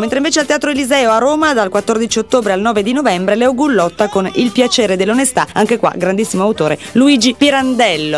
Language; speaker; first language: Italian; native; Italian